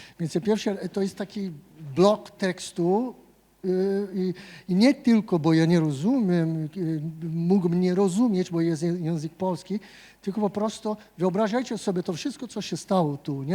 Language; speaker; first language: Polish; non-native, fluent; Portuguese